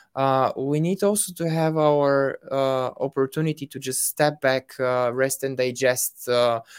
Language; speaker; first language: English; non-native, fluent; Bulgarian